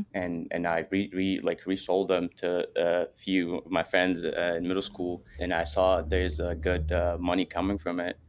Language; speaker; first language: English; early bilingual, other home language; Arabic